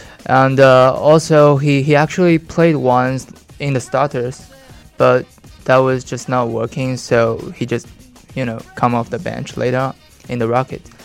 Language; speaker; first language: English; non-native, fluent; Chinese